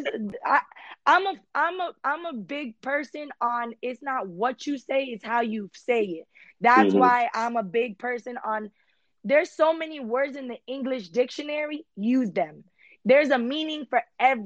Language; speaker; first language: English; early bilingual, other home language; Spanish